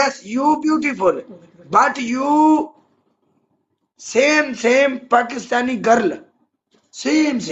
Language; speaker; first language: English; non-native, learner; Punjabi